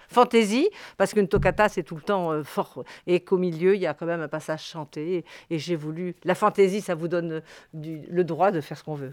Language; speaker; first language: French; native; French